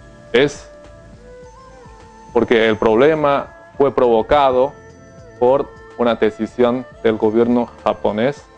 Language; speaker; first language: Spanish; non-native, fluent; Chinese